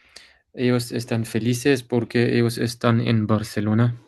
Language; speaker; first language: Spanish; non-native, learner; English